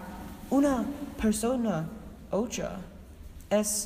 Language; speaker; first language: Spanish; non-native, learner; English